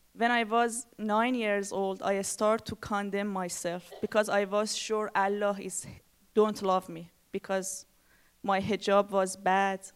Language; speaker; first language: English; non-native, learner; Persian